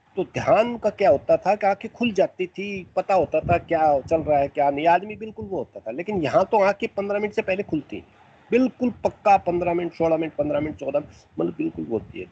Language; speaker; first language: Hindi; native; Hindi